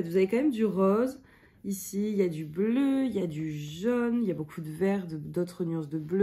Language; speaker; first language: French; native; French